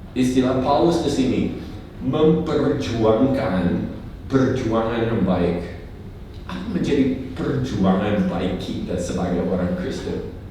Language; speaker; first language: Indonesian; non-native, fluent; English